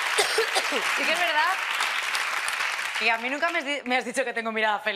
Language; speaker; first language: Spanish; native; Spanish